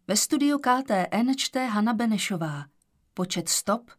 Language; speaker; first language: Czech; native; Czech